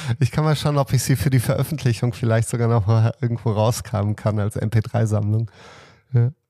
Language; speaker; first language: German; early bilingual, other home language; Serbian